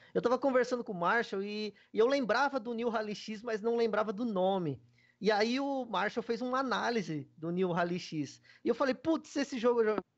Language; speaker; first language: Portuguese; native; Portuguese